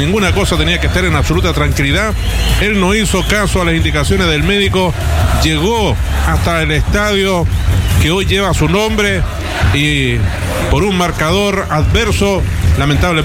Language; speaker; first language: Spanish; native; Spanish